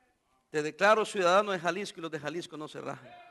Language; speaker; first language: Spanish; native; Spanish